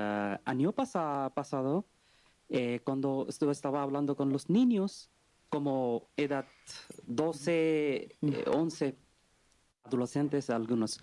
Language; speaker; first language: Spanish; non-native, learner; Bangla